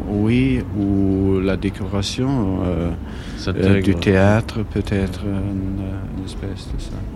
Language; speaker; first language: French; non-native, fluent; German